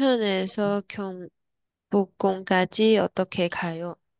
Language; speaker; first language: Korean; non-native, learner; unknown